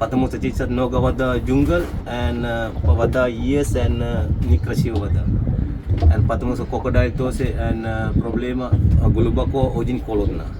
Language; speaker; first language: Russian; non-native, learner; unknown